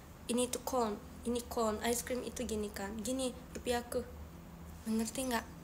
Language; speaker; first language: Indonesian; non-native, learner; Japanese